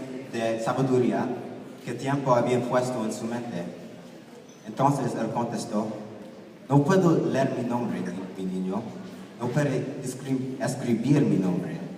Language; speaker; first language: Spanish; non-native, learner; English